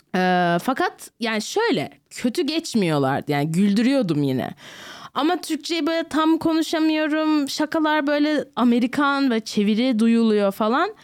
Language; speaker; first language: Turkish; early bilingual, heritage; Turkish